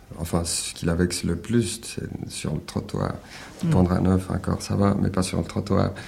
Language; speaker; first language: French; early bilingual, other home language; Spanish